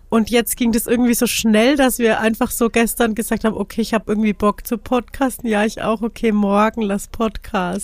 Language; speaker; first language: German; native; German